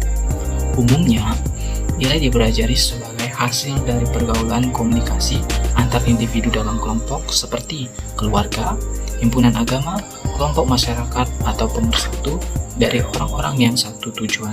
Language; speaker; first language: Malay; non-native, local second language; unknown